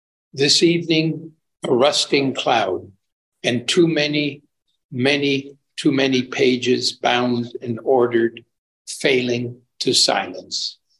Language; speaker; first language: English; native; English